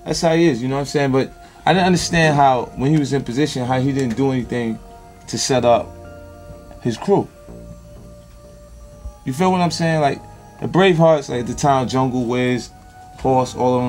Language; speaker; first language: English; native; English